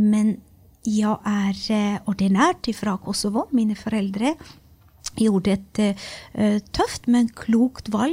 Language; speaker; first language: Norwegian; early bilingual, other home language; Albanian